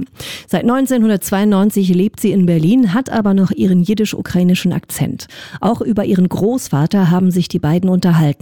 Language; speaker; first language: German; native; German